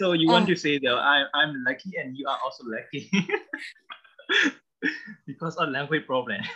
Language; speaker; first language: English; non-native, learner; Burmese